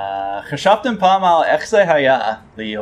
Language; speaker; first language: Hebrew; non-native, fluent; English